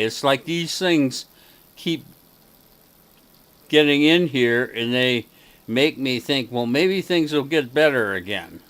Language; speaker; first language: English; native; English